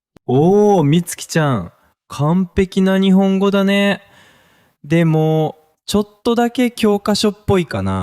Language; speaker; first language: Japanese; native; Japanese